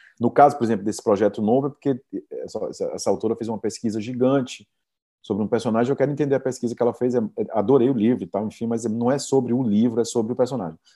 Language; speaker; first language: Portuguese; native; Portuguese